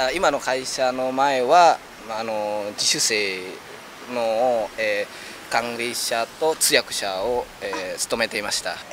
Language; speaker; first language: Japanese; non-native, fluent; Indonesian